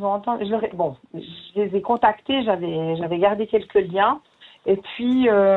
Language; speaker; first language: French; native; French